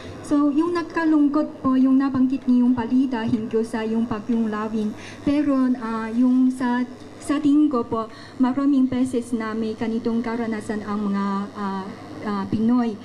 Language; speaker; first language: Filipino; non-native, learner; Chinese